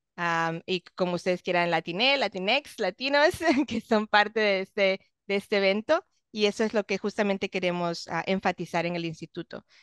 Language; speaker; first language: English; non-native, fluent; Spanish